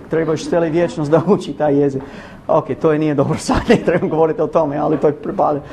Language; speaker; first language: Bosnian; non-native, learner; English